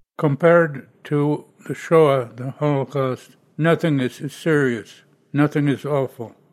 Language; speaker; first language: English; non-native, fluent; Polish